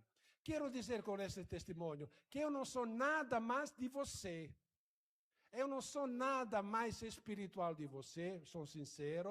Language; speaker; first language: Portuguese; non-native, fluent; Italian